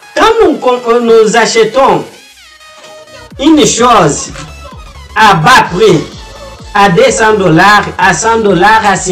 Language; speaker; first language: French; non-native, learner; Portuguese